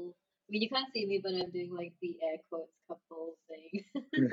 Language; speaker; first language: English; non-native, local second language; Malayalam